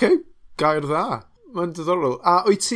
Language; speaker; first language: Welsh; non-native, local second language; English